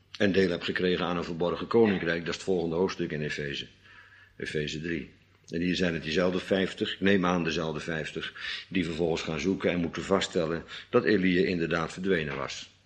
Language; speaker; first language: Dutch; native; Dutch